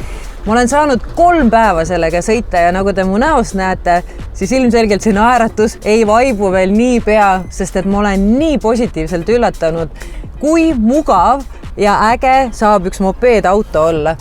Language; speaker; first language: Estonian; native; Estonian